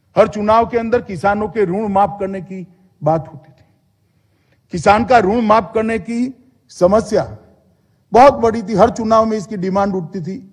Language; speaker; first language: Hindi; non-native, local second language; Gujarati